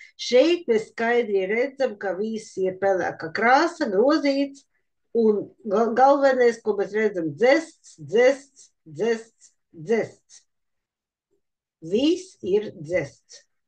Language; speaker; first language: Latvian; non-native, local second language; Russian